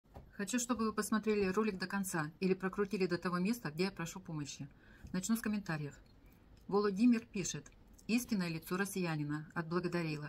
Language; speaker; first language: Russian; native; Russian